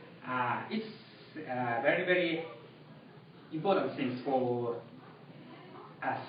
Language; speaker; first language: English; non-native, learner; Japanese